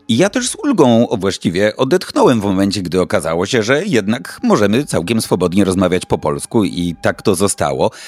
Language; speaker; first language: Polish; native; Polish